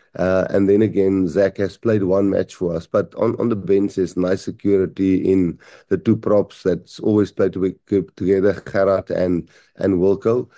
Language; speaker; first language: English; non-native, local second language; Afrikaans